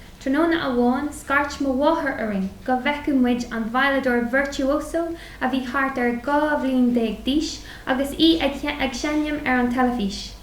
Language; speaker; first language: Irish; non-native, local second language; English